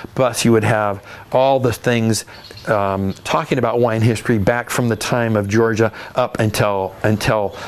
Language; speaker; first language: English; native; English